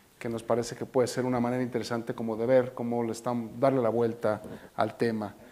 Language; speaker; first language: Spanish; native; Spanish